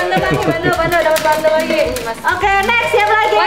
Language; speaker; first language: Indonesian; native; Indonesian